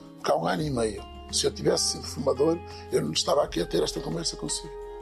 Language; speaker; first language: Portuguese; native; Portuguese